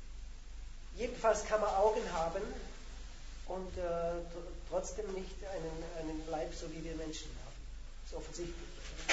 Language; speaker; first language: German; native; German